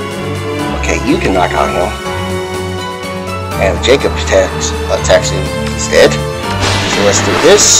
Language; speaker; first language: English; native; English